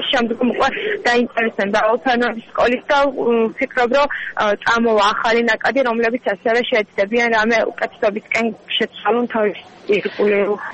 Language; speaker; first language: Georgian; non-native, local second language; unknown